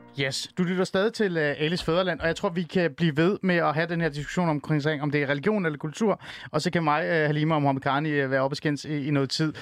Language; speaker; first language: Danish; early bilingual, other home language; Persian